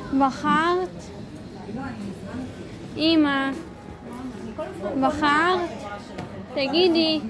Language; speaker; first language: Hebrew; early bilingual, other home language; Russian